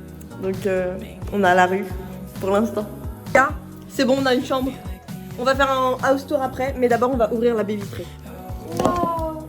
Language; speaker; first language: French; native; French